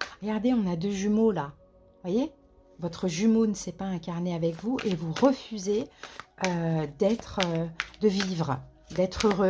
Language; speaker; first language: French; native; French